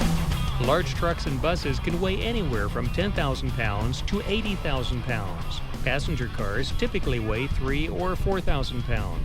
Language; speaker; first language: English; native; English